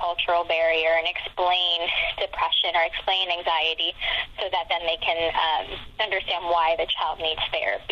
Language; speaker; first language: English; non-native, fluent; Spanish